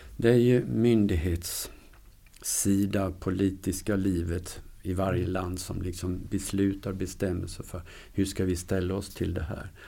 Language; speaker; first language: Swedish; native; Swedish